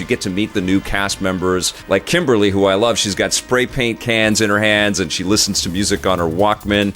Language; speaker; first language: English; native; English